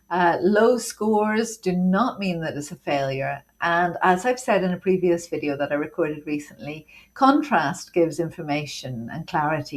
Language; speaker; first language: English; native; English